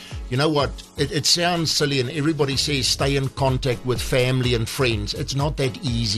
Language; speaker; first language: English; non-native, local second language; Afrikaans